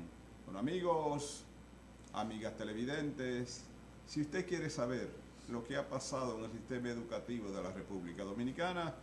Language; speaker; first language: Spanish; native; Spanish